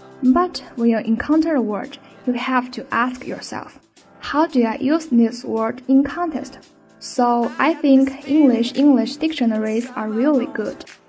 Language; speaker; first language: English; non-native, fluent; Chinese